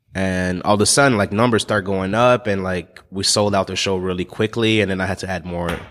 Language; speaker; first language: English; non-native, fluent; French